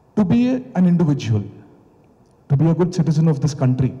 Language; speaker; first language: English; non-native, local second language; Telugu